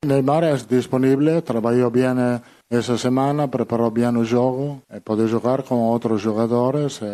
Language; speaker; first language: Portuguese; non-native, fluent; Italian